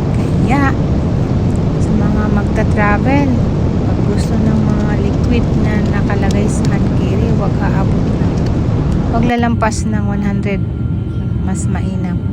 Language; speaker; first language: Filipino; non-native, local second language; Cebuano